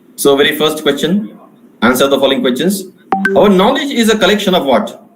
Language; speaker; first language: English; non-native, local second language; Marathi